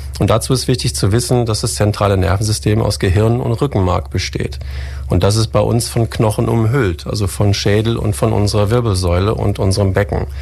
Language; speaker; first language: German; native; German